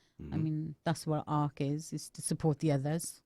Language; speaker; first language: English; native; English